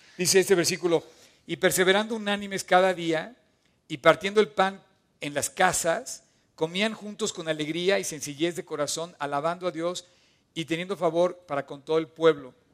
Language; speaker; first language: Spanish; native; Spanish